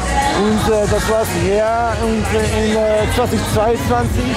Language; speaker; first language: German; non-native, learner; Dutch